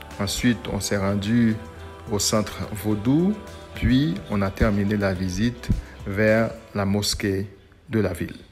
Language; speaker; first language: French; non-native, local second language; Haitian Creole